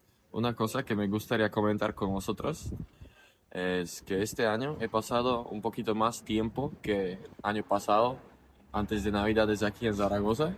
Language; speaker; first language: Spanish; non-native, learner; Slovak